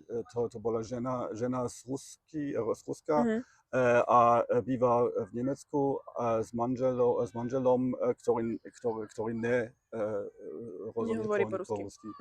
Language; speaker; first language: Slovak; non-native, learner; German